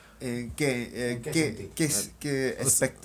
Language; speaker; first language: Spanish; non-native, learner; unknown